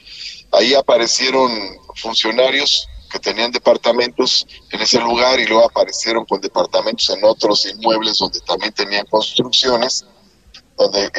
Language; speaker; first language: Spanish; native; Spanish